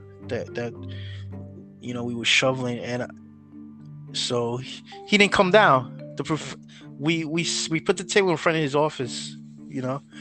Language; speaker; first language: English; early bilingual, other home language; Spanish